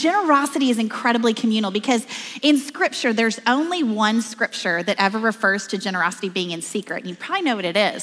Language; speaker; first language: English; native; English